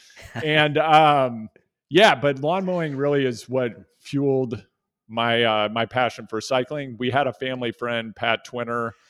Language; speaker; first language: English; native; English